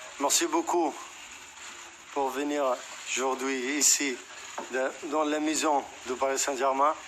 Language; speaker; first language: French; non-native, learner; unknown